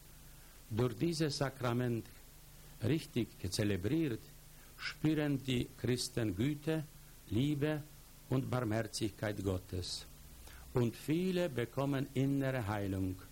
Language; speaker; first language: German; non-native, fluent; Polish